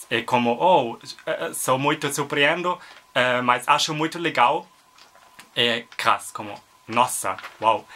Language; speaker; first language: Portuguese; non-native, learner; German